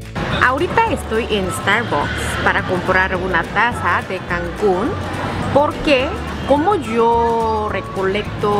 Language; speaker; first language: Spanish; non-native, learner; Korean